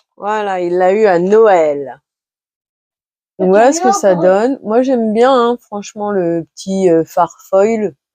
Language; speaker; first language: French; native; French